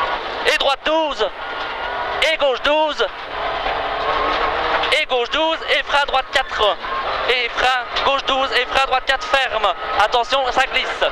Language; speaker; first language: French; native; French